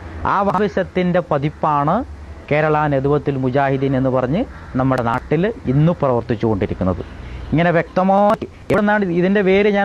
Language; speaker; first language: Malayalam; native; Malayalam